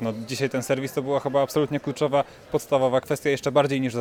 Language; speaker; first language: Polish; native; Polish